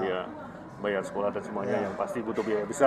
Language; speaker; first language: Indonesian; native; Indonesian